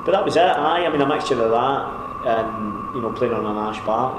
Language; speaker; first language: English; native; English